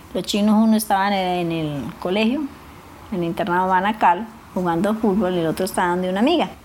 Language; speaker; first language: Spanish; native; Spanish